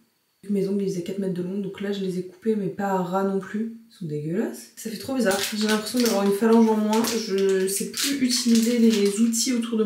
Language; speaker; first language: French; native; French